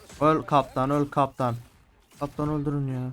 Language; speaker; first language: Turkish; native; Turkish